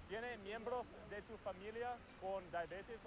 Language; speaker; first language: Spanish; non-native, learner; English